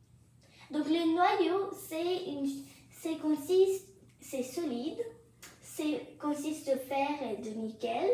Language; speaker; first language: French; non-native, fluent; English